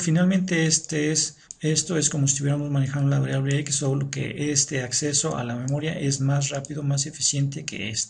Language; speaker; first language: Spanish; native; Spanish